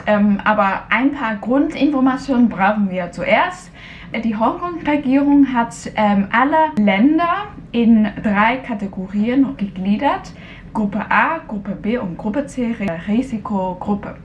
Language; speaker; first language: German; non-native, fluent; Cantonese